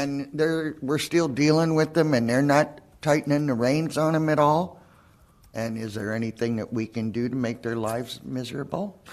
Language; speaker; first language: English; native; English